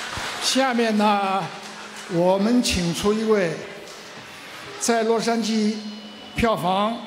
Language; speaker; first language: Chinese; native; Chinese